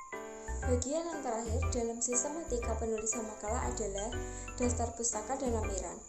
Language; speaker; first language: Indonesian; native; Indonesian